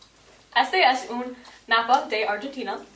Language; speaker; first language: Spanish; non-native, learner; English